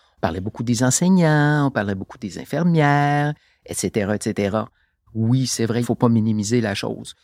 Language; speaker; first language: French; native; French